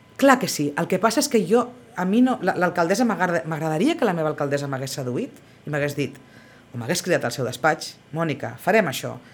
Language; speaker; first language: Catalan; native; Catalan